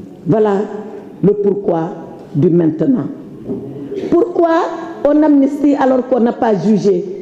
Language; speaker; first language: French; non-native, local second language; Wolof